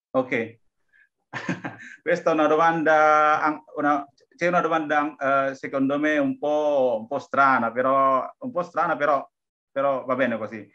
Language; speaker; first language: Italian; non-native, learner; Indonesian